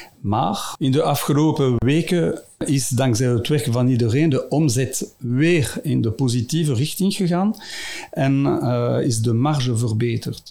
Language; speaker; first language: Dutch; non-native, local second language; French